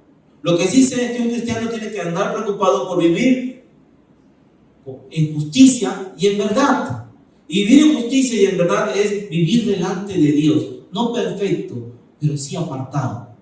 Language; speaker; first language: Spanish; native; Spanish